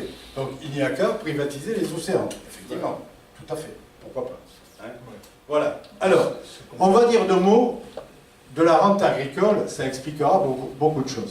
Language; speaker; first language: French; native; French